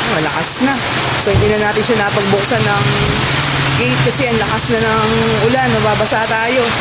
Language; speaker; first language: Filipino; native; Filipino